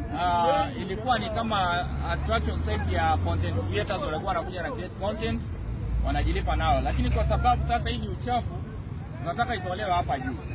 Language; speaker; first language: Swahili; native; Swahili